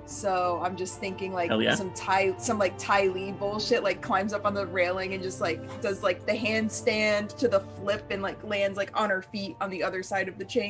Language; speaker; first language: English; native; English